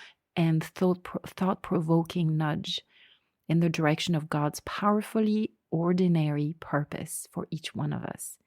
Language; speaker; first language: English; non-native, fluent; French